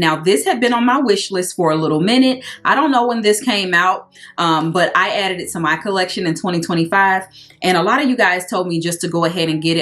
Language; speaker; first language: English; native; English